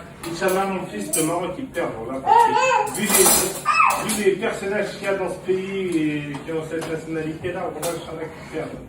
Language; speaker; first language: French; native; French